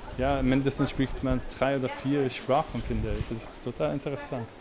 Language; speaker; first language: German; non-native, learner; Arabic